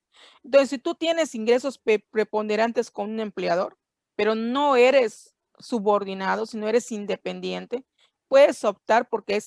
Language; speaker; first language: Spanish; native; Spanish